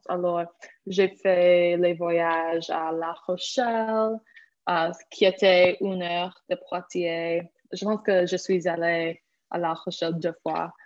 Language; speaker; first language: French; non-native, fluent; English